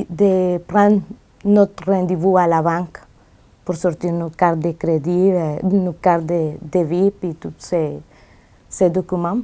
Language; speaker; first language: French; non-native, fluent; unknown